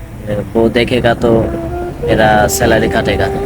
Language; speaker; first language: Hindi; non-native, fluent; Bangla